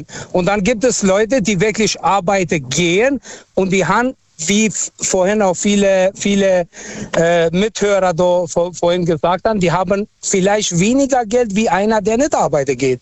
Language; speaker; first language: German; non-native, fluent; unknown